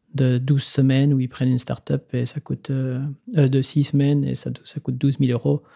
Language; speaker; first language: French; native; French